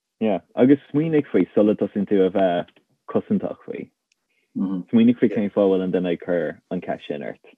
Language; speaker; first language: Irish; non-native, local second language; English